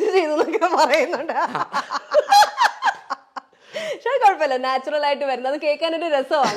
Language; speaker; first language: Malayalam; native; Malayalam